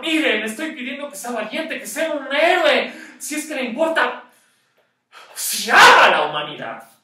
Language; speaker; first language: Spanish; native; Spanish